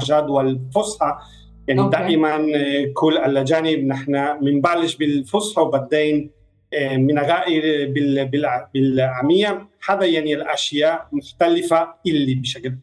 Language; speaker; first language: Arabic; non-native, fluent; Spanish